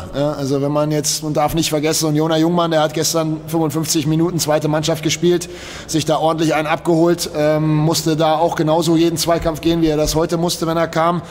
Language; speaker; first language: German; native; German